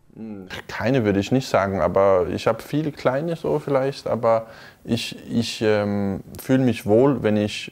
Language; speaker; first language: German; non-native, fluent; Danish